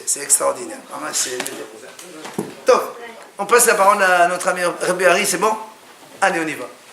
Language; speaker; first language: French; native; French